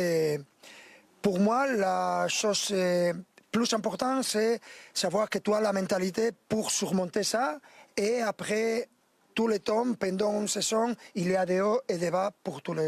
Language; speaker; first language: French; non-native, fluent; Spanish